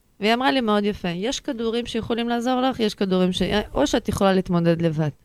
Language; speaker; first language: Hebrew; early bilingual, other home language; Russian